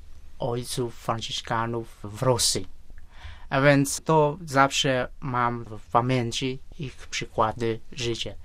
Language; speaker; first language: Polish; non-native, fluent; Vietnamese